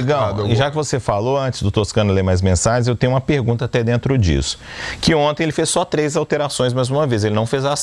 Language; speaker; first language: Portuguese; native; Portuguese